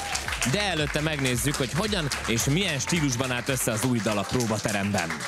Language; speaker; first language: Hungarian; native; Hungarian